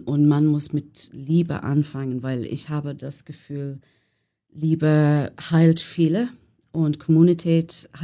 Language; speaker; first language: German; non-native, learner; English